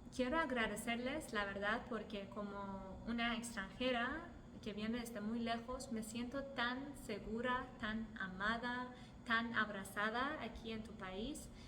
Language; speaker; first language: Spanish; non-native, fluent; Persian